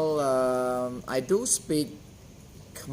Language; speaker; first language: English; non-native, fluent; Khmer